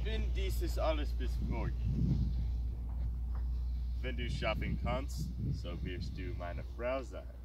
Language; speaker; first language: German; non-native, learner; English